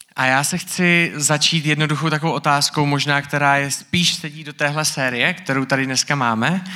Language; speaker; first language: Czech; native; Czech